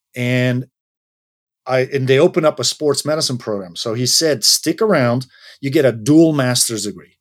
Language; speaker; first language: English; non-native, fluent; Dutch